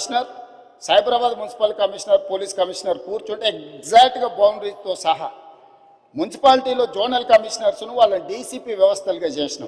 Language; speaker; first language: Telugu; native; Telugu